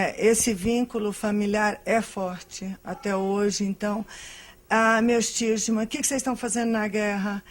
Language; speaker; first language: Portuguese; early bilingual, other home language; Arabic